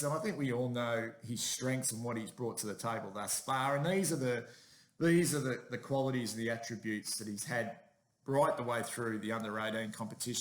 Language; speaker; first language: English; native; English